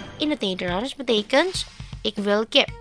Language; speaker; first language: Dutch; non-native, fluent; Indonesian